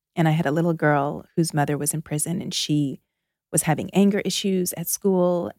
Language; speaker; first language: English; native; English